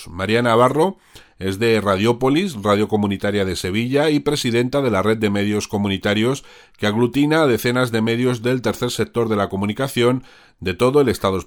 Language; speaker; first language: Spanish; native; Spanish